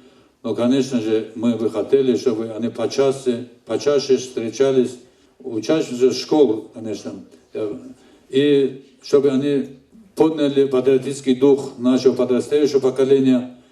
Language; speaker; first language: Russian; non-native, local second language; Avaric